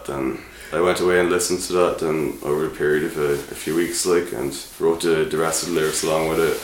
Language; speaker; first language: English; native; English